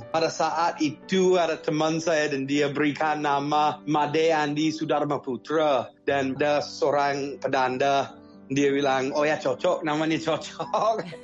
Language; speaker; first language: Indonesian; non-native, fluent; English